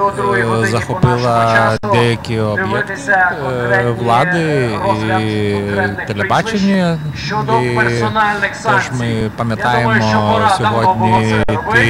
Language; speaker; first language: Ukrainian; non-native, fluent; Lithuanian